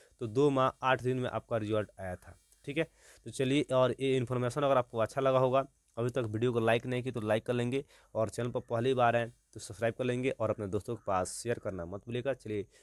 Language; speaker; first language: Hindi; native; Hindi